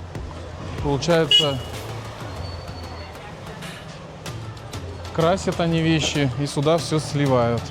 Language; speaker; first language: Russian; native; Russian